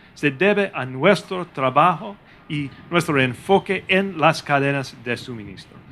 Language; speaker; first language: Spanish; non-native, fluent; English